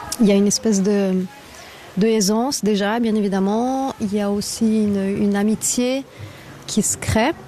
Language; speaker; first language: French; non-native, fluent; Portuguese